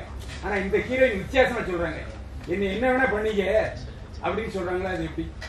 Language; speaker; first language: Tamil; native; Tamil